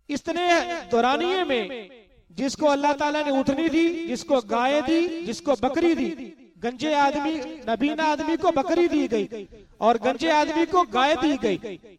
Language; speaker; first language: Urdu; non-native, local second language; Punjabi